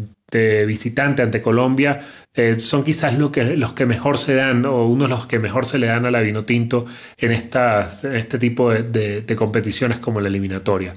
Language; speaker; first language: Spanish; native; Spanish